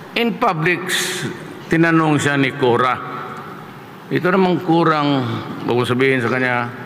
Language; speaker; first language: Filipino; non-native, local second language; Cebuano